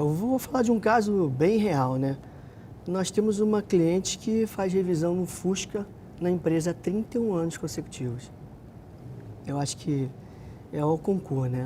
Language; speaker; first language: Portuguese; native; Portuguese